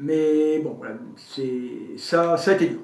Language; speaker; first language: French; native; French